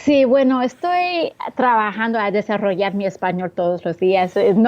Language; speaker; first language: Spanish; early bilingual, heritage; English